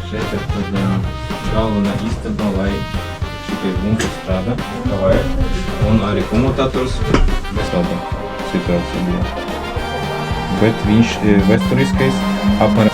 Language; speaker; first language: Latvian; non-native, local second language; Russian